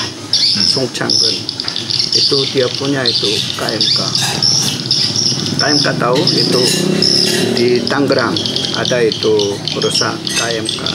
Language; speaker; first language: Indonesian; non-native, learner; Korean